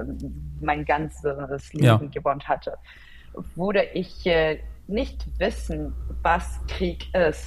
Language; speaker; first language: German; non-native, fluent; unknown